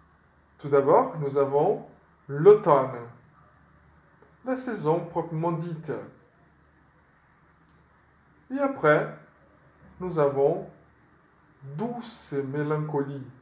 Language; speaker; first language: French; non-native, fluent; Portuguese